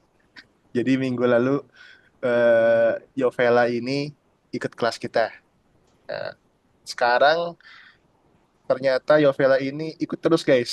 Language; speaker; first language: Indonesian; native; Indonesian